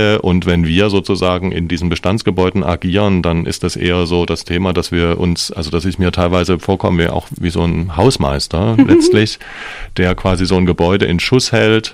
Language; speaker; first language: German; native; German